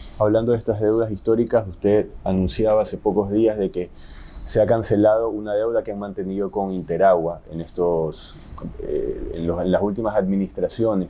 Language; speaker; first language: Spanish; native; Spanish